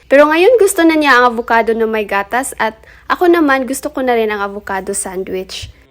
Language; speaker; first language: Filipino; non-native, local second language; Cebuano